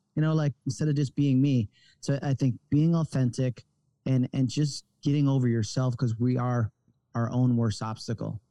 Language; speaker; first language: English; native; English